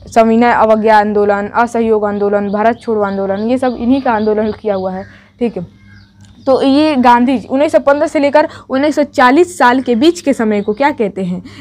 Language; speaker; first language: Hindi; native; Hindi